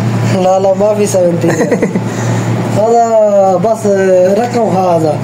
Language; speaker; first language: Arabic; non-native, learner; Hindi